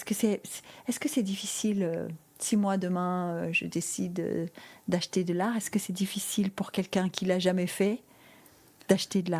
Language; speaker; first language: French; native; French